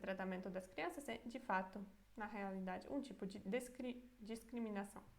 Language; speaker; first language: Portuguese; non-native, fluent; Polish